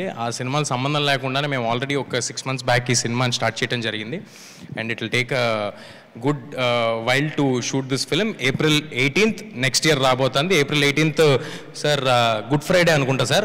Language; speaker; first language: Telugu; native; Telugu